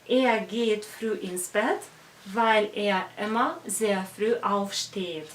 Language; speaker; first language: German; non-native, fluent; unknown